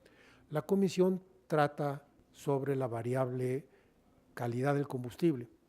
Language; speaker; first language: Spanish; native; Spanish